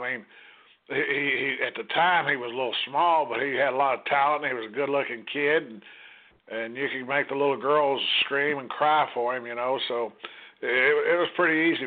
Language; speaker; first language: English; native; English